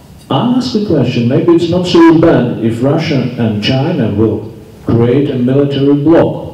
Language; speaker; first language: English; non-native, fluent; Slovak